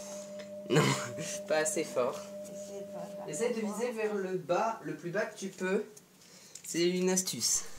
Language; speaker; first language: French; native; French